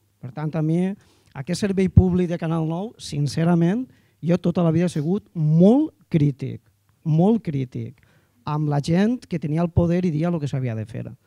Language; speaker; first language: Catalan; native; Catalan